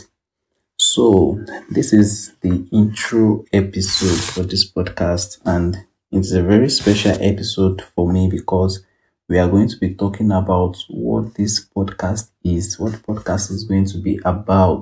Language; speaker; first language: English; non-native, local second language; Yoruba